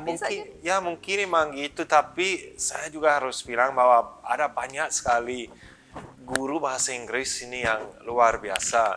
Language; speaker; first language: Indonesian; early bilingual, other home language; English